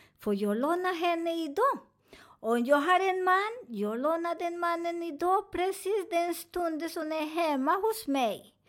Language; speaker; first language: Swedish; non-native, learner; Spanish